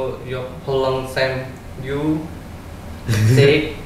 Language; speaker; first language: English; non-native, learner; Indonesian